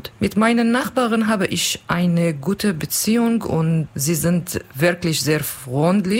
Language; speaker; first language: German; non-native, learner; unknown